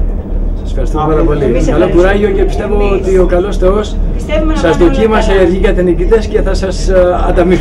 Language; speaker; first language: Greek; native; Greek